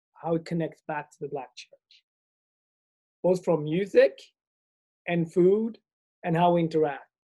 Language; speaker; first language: English; early bilingual, other home language; Swedish